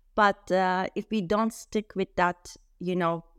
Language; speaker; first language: English; non-native, fluent; Turkish